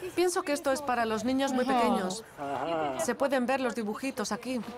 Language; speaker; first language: Spanish; non-native, fluent; Swedish